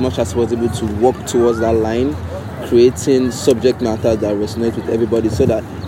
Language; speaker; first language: English; non-native, local second language; Yoruba